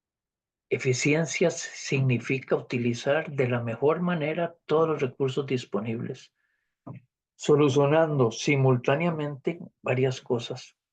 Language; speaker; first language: Spanish; native; Spanish